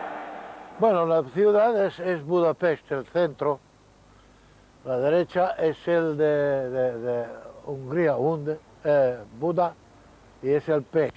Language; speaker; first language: Spanish; non-native, fluent; Hungarian